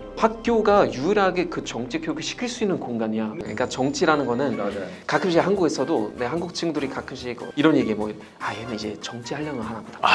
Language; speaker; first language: Korean; non-native, fluent; German